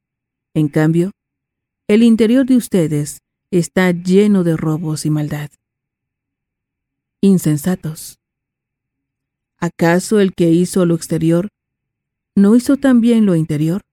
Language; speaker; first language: Spanish; native; Spanish